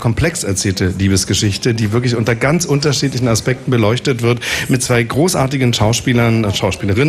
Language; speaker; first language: German; native; German